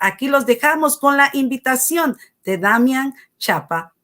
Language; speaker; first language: Spanish; native; Spanish